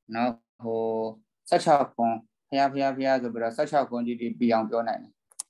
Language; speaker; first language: Burmese; native; Burmese